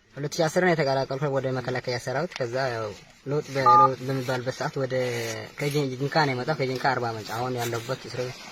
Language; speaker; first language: Amharic; non-native, local second language; Tigrinya